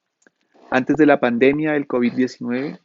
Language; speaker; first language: Spanish; native; Spanish